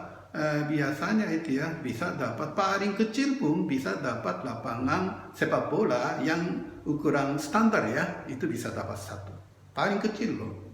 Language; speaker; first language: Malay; non-native, fluent; Japanese